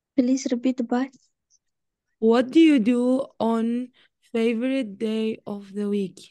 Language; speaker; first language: English; non-native, learner; Arabic